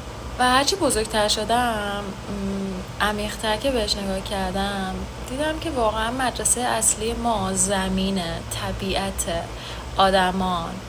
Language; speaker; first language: Persian; native; Persian